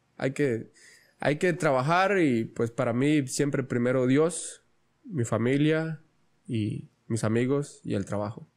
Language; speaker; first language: Spanish; native; Spanish